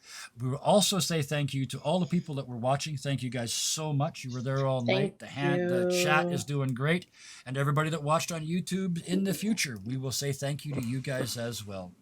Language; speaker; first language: English; native; English